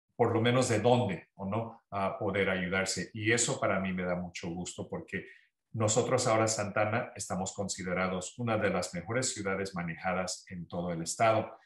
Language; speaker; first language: Spanish; early bilingual, heritage; Spanish